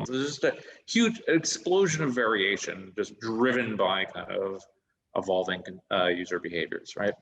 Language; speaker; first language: English; native; English